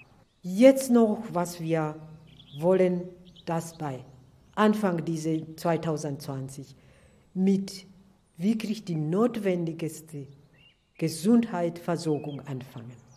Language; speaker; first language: German; non-native, learner; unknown